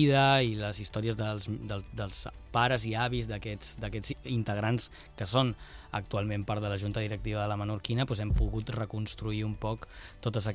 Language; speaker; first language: Catalan; native; Catalan